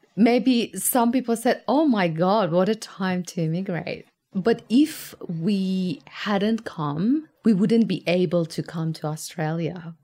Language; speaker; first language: English; non-native, fluent; Persian